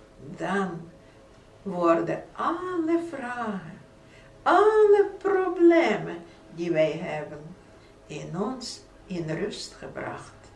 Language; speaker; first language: Dutch; non-native, fluent; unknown